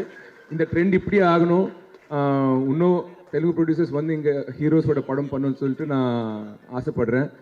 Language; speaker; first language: Tamil; non-native, local second language; Telugu